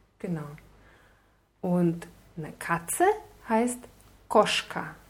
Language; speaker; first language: German; non-native, fluent; Russian